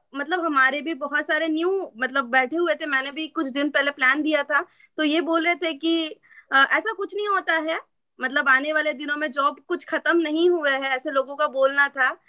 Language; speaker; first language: Hindi; non-native, local second language; Marathi